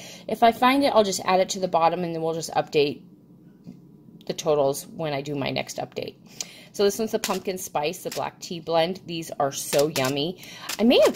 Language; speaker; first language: English; native; English